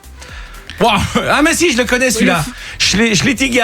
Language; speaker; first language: French; native; French